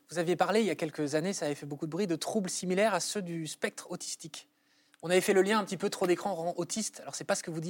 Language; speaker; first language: French; native; French